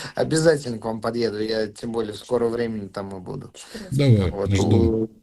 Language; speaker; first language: Russian; native; Russian